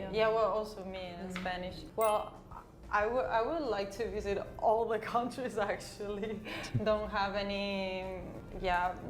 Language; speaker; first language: English; non-native, fluent; Spanish